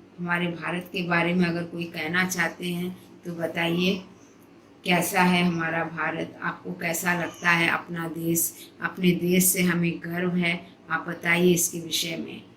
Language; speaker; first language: Hindi; non-native, local second language; Telugu